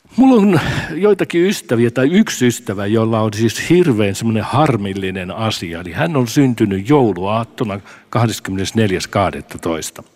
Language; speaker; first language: Finnish; native; Finnish